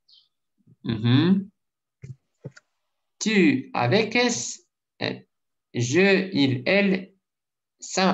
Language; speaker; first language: French; non-native, learner; Russian